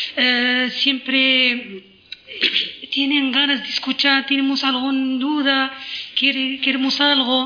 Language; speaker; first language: Spanish; non-native, learner; Arabic